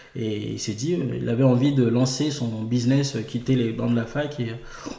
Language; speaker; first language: French; non-native, local second language; Ewe